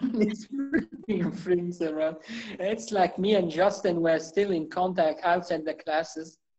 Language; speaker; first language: English; non-native, fluent; German